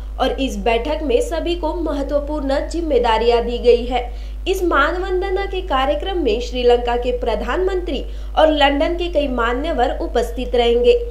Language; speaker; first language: Hindi; non-native, local second language; Marathi